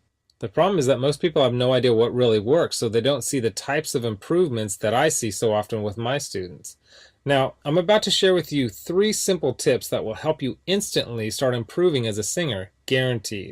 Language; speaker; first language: English; native; English